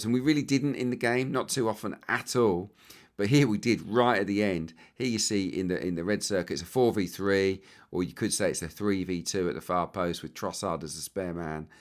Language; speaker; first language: English; native; English